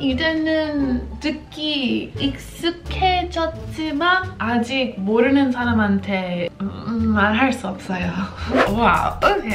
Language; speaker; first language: Korean; non-native, fluent; English